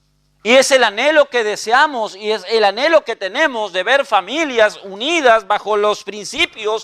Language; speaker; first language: Spanish; native; Spanish